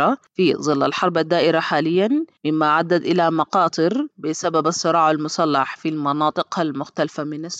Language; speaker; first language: Arabic; native; Arabic